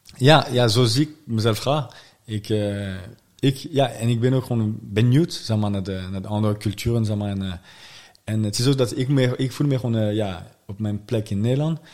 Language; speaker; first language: Dutch; non-native, fluent; French